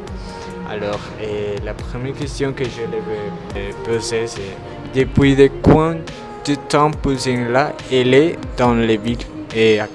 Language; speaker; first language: French; non-native, learner; Spanish